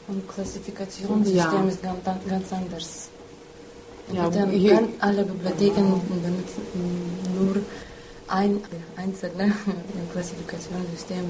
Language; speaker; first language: German; non-native, learner; Lithuanian